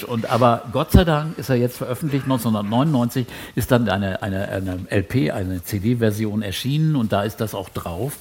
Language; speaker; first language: German; native; German